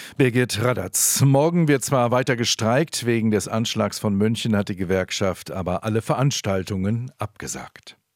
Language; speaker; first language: German; native; German